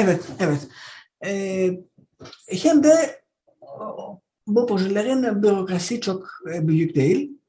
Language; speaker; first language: Turkish; non-native, fluent; Greek